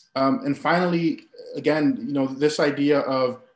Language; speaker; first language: English; early bilingual, other home language; Spanish